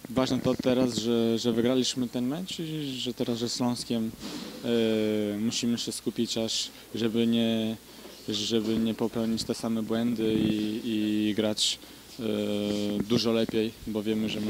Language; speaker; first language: Polish; early bilingual, heritage; Polish